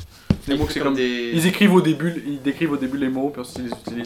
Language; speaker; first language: French; native; French